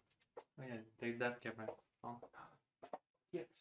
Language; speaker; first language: English; non-native, fluent; Swedish